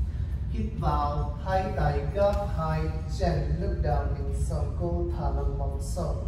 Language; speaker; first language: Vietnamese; non-native, learner; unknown